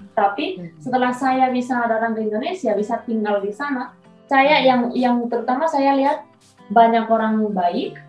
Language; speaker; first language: Indonesian; non-native, fluent; Spanish